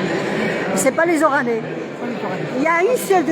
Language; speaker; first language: French; non-native, local second language; Arabic